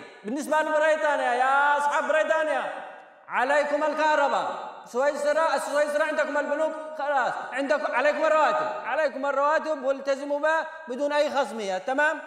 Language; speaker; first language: Arabic; native; Arabic